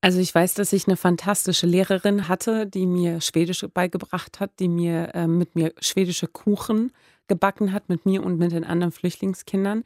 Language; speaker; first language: German; non-native, fluent; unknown